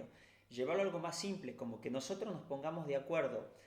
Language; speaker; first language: Spanish; native; Spanish